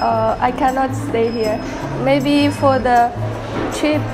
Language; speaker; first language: English; non-native, learner; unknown